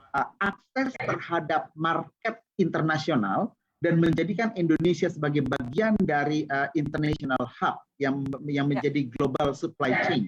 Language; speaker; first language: Indonesian; native; Indonesian